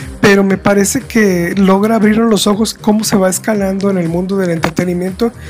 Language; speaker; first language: Spanish; native; Spanish